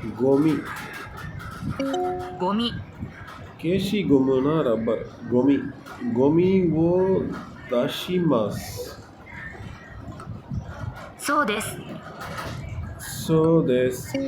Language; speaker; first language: Japanese; non-native, learner; Tamil